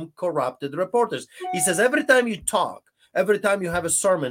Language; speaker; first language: English; non-native, fluent; Polish